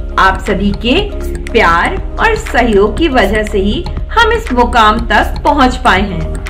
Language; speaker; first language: Hindi; native; Hindi